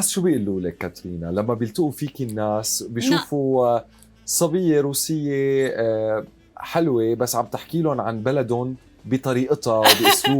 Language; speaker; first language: Arabic; native; Arabic